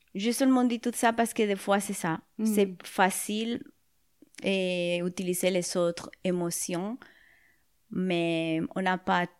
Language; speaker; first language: French; non-native, fluent; Spanish